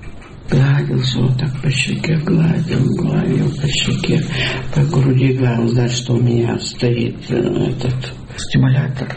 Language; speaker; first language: Russian; native; Russian